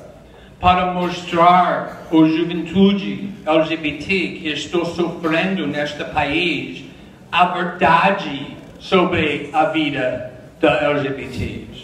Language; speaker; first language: Portuguese; non-native, fluent; English